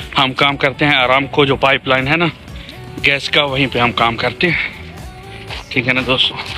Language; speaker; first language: Hindi; non-native, local second language; Bangla